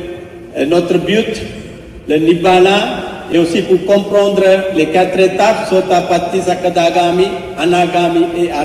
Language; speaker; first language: French; non-native, fluent; Sinhala